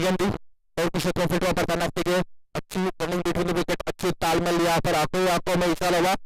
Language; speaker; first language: Hindi; non-native, local second language; Marathi